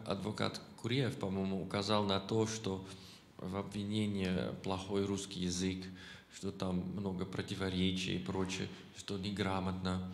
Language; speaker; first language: Russian; non-native, fluent; Dutch